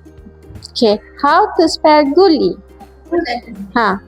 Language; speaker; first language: English; non-native, local second language; Malay